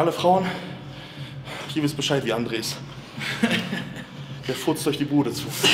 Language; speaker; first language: German; native; German